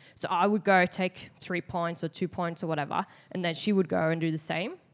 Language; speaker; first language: English; non-native, fluent; Swedish